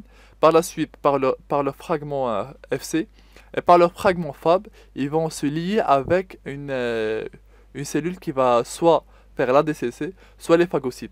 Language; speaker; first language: French; non-native, local second language; Arabic